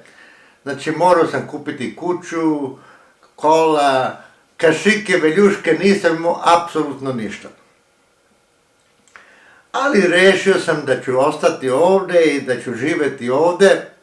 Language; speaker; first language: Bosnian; early bilingual, heritage; Croatian